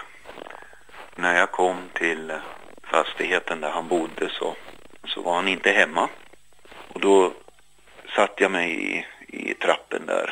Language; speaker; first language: Swedish; native; Swedish